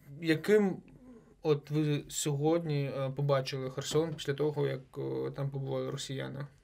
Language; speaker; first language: Ukrainian; non-native, local second language; Crimean Tatar